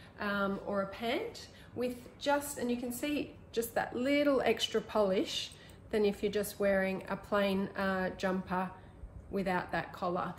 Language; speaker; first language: English; native; English